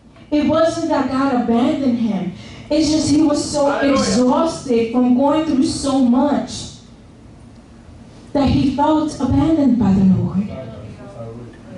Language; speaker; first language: English; early bilingual, other home language; Spanish